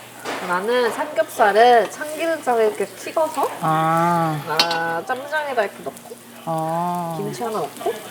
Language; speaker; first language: Korean; early bilingual, heritage; Korean